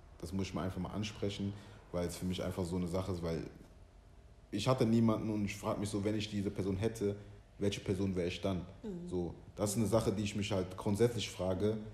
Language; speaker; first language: German; early bilingual, other home language; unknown